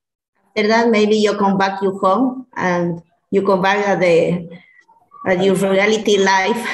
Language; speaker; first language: English; non-native, learner; Spanish